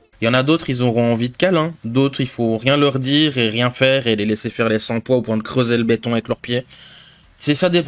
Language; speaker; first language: French; native; French